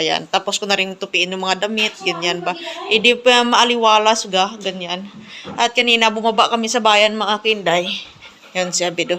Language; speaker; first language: Filipino; non-native, local second language; Cebuano